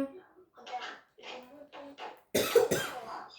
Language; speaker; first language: French; native; French